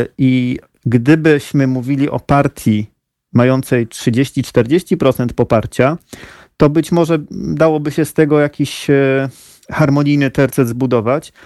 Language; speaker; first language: Polish; native; Polish